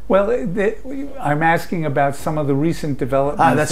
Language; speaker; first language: English; native; English